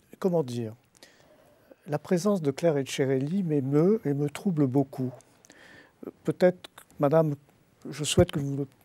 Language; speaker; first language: French; native; French